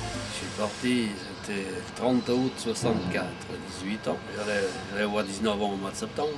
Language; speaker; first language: French; non-native, fluent; Portuguese